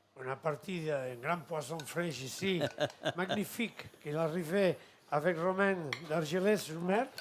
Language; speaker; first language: French; non-native, fluent; Catalan